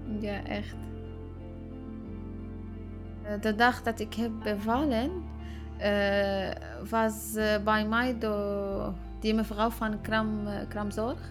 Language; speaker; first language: Dutch; non-native, learner; Arabic